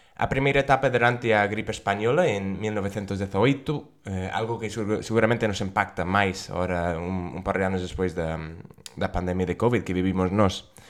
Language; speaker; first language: Galician; non-native, fluent; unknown